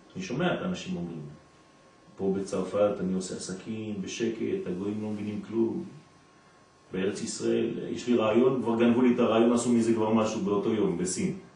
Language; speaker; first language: Hebrew; non-native, fluent; French